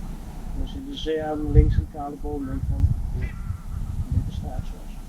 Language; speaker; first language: Dutch; native; Dutch